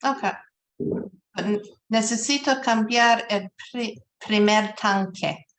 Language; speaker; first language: Spanish; non-native, learner; English